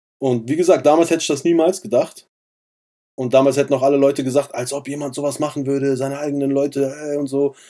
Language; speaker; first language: German; early bilingual, other home language; Persian